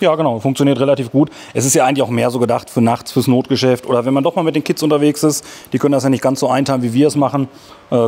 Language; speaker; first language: German; native; German